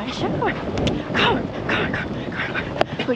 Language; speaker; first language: Dutch; native; Dutch